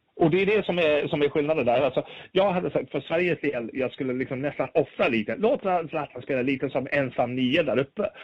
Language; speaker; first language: Swedish; native; Swedish